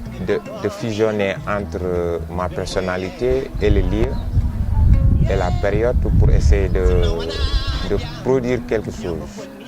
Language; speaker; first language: French; non-native, local second language; Wolof